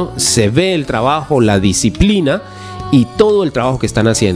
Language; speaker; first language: Spanish; native; Spanish